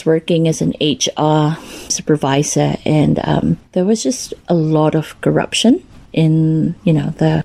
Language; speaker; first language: English; non-native, local second language; Cebuano